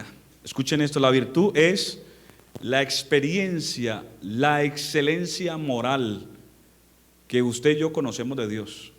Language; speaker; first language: Spanish; native; Spanish